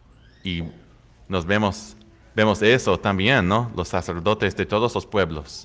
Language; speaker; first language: Spanish; non-native, fluent; English